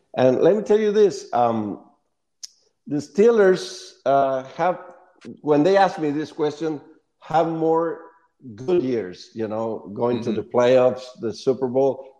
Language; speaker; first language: English; non-native, fluent; Spanish